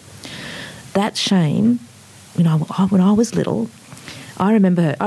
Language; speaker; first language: English; native; English